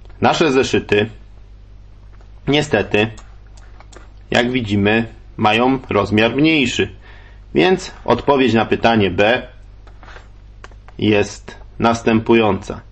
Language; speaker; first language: Polish; native; Polish